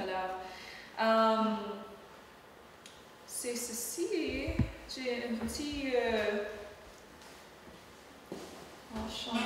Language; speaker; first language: French; non-native, learner; English